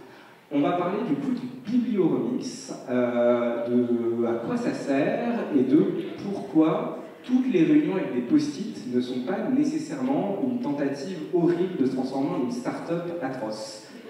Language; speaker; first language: French; native; French